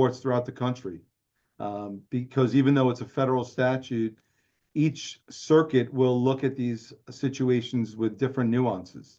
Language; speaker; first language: English; native; English